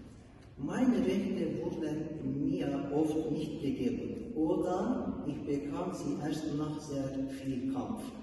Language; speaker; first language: German; non-native, learner; Turkish